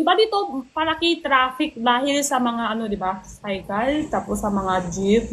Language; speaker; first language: Filipino; non-native, learner; Chinese